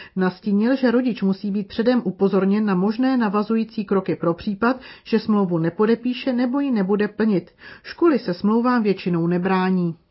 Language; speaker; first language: Czech; native; Czech